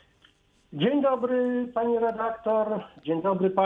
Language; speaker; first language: Polish; native; Polish